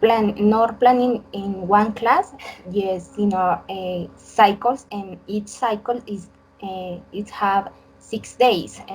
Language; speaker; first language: English; non-native, learner; Spanish